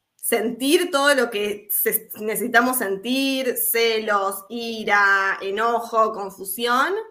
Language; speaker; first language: Spanish; native; Spanish